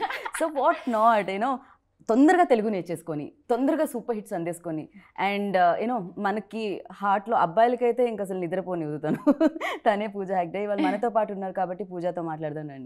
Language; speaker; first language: Telugu; native; Telugu